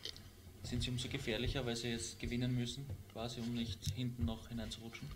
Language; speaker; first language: German; native; German